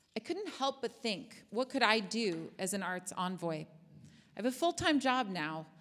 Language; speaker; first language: English; native; English